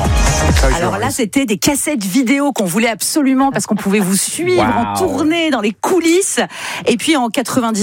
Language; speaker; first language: French; native; French